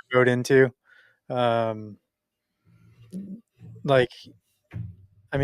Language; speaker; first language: English; native; English